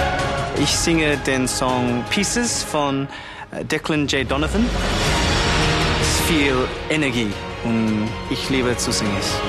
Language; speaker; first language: German; non-native, learner; English